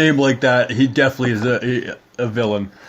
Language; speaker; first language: English; native; English